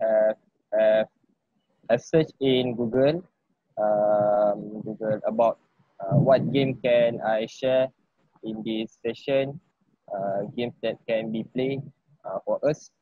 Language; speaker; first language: English; non-native, local second language; Malay